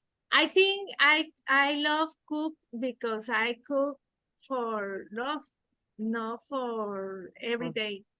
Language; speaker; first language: English; non-native, learner; Spanish